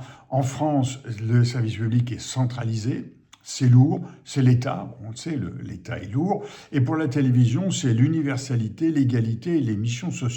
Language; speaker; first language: French; native; French